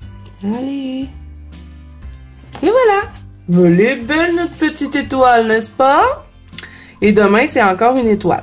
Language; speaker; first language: French; native; French